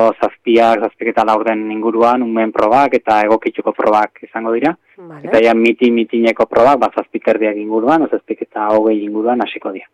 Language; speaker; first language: Basque; native; Basque